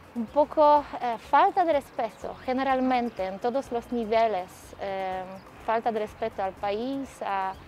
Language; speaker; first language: Spanish; non-native, fluent; Polish